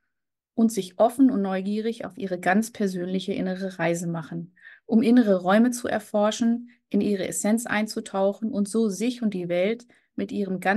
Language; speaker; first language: German; native; German